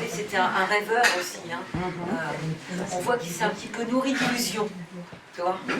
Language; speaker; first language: French; native; French